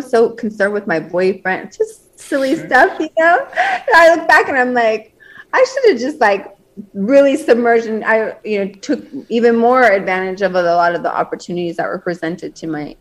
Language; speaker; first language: English; native; English